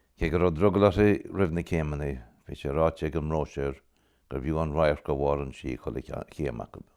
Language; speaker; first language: Irish; native; Irish